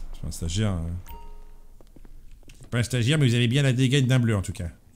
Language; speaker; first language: French; native; French